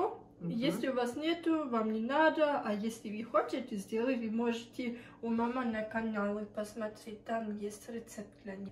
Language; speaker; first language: Russian; early bilingual, heritage; Russian